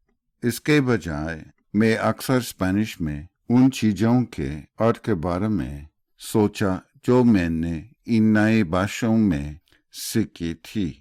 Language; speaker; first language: Hindi; non-native, fluent; English